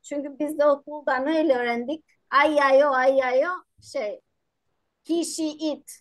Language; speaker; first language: Turkish; non-native, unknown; Albanian